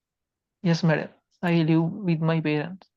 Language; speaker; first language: English; non-native, learner; Sinhala